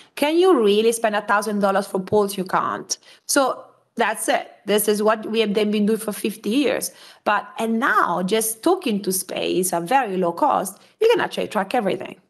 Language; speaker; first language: English; non-native, fluent; Italian